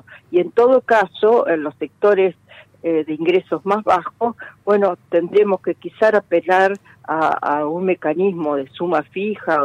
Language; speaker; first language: Spanish; native; Spanish